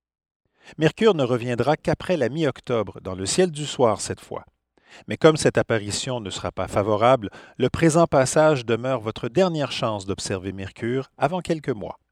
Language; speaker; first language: French; native; French